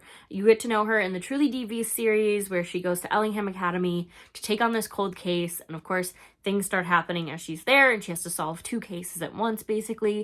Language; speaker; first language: English; native; English